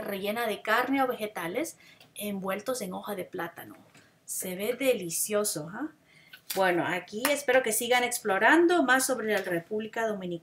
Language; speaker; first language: Spanish; non-native, fluent; English